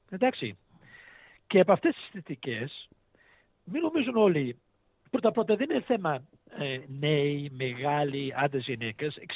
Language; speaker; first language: Greek; early bilingual, heritage; Greek